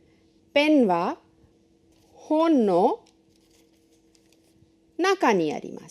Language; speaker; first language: Japanese; non-native, fluent; Hindi